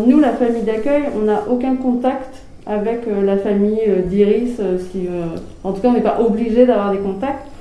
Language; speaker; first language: French; native; French